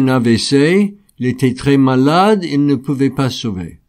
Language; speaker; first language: French; native; French